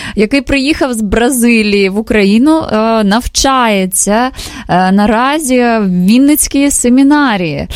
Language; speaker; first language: Ukrainian; native; Ukrainian